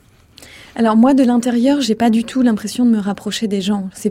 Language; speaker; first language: French; native; French